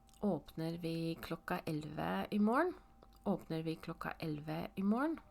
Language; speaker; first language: Norwegian; non-native, fluent; Polish